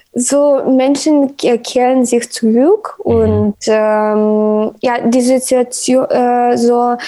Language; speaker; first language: German; non-native, fluent; Ukrainian